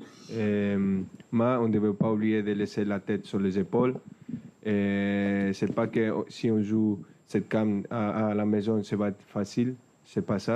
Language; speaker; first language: French; non-native, fluent; Spanish